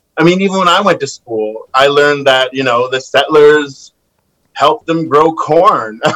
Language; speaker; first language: English; native; English